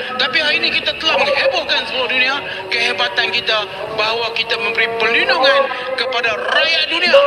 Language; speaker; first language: Malay; native; Malay